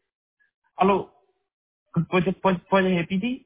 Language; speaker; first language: Spanish; non-native, learner; Portuguese